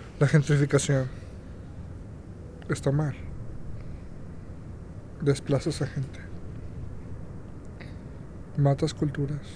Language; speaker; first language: Spanish; native; Spanish